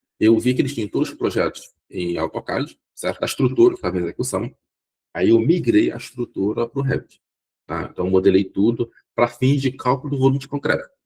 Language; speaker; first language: Portuguese; non-native, local second language; Kabuverdianu